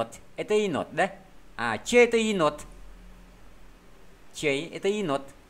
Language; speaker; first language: Russian; non-native, fluent; Vietnamese